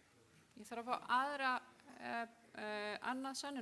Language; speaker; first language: Icelandic; non-native, fluent; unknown